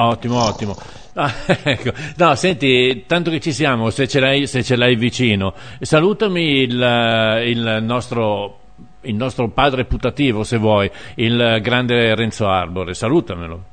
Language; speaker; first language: Italian; native; Italian